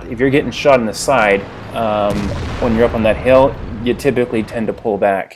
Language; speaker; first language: English; native; English